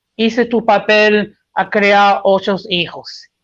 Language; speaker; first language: Spanish; early bilingual, heritage; Spanish